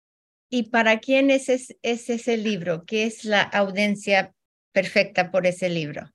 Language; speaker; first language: Spanish; early bilingual, heritage; Spanish